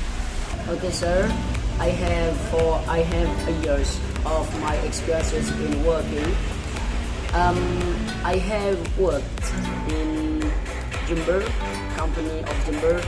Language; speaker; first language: English; non-native, learner; Indonesian